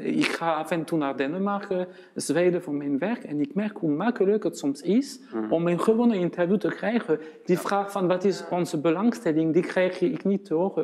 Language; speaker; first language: Dutch; non-native, fluent; French